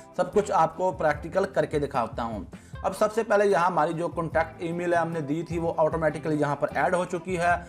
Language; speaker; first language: Urdu; non-native, local second language; Punjabi